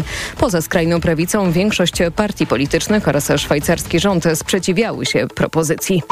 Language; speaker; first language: Polish; native; Polish